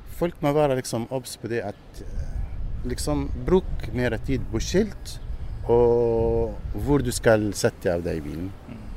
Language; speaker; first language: Norwegian; non-native, learner; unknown